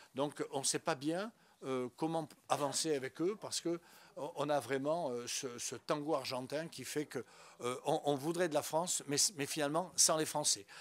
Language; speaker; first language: French; native; French